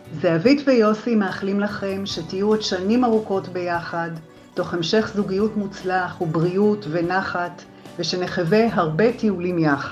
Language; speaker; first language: Hebrew; native; Hebrew